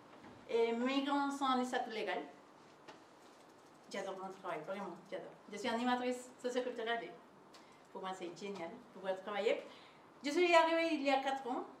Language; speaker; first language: French; non-native, learner; Spanish